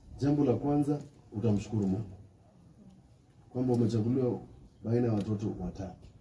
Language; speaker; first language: Swahili; non-native, local second language; Kamba